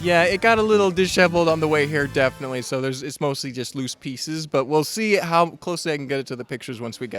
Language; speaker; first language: English; native; English